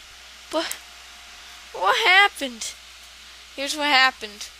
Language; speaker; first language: English; native; English